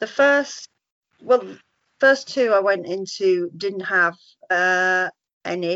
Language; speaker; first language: English; native; English